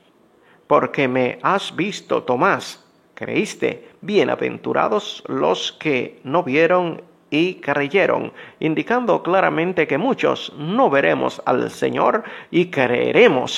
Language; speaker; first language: Spanish; native; Spanish